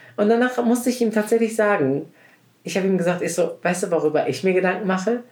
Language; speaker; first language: German; early bilingual, other home language; Turkish